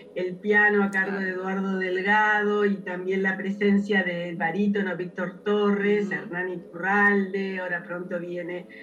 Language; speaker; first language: Spanish; native; Spanish